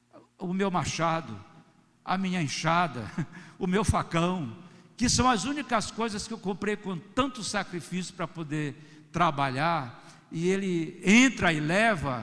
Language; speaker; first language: Portuguese; native; Portuguese